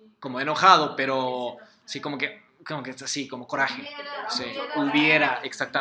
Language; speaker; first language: Spanish; non-native, fluent; Japanese